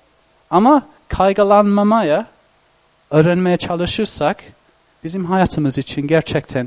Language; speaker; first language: Turkish; non-native, fluent; English